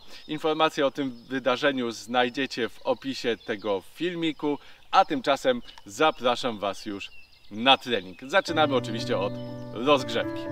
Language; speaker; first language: Polish; native; Polish